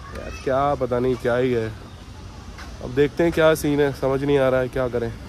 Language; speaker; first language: Hindi; native; Hindi